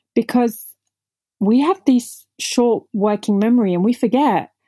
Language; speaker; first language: English; non-native, local second language; Punjabi